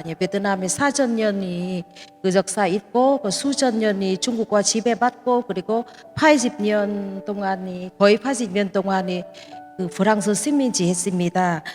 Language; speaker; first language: Korean; non-native, learner; Vietnamese